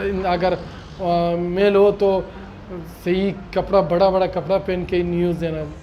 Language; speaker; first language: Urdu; non-native, local second language; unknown